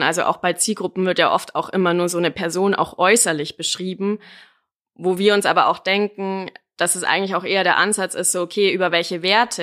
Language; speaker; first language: German; native; German